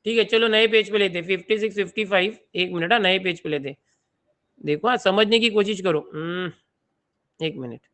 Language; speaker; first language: Hindi; non-native, local second language; Marathi